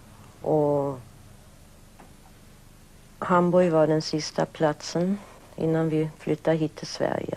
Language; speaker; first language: Swedish; early bilingual, other home language; German